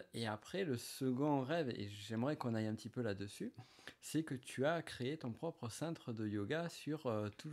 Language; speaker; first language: French; native; French